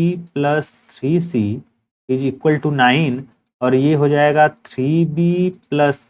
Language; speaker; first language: Hindi; native; Hindi